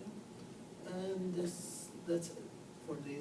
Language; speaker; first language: English; non-native, learner; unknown